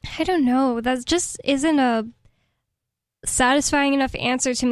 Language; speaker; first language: English; native; English